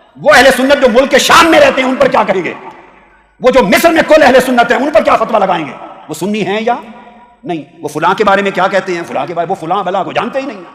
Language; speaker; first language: Urdu; native; Urdu